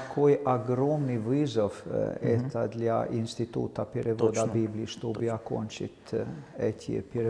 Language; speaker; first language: Russian; non-native, fluent; Swedish